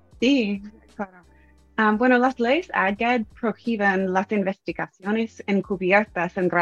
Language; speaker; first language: Spanish; non-native, fluent; English